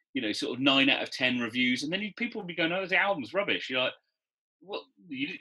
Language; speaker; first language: English; native; English